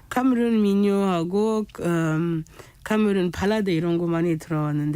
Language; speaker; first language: Korean; non-native, fluent; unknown